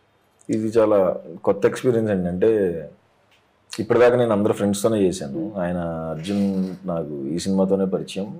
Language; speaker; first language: Telugu; native; Telugu